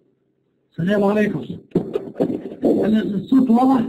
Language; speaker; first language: Arabic; native; Arabic